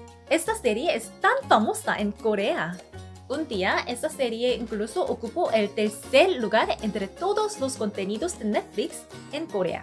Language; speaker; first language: Spanish; non-native, fluent; Korean